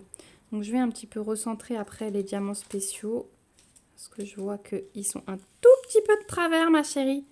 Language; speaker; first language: French; native; French